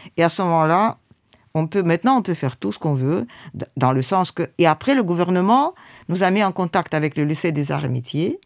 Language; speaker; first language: French; non-native, fluent; Russian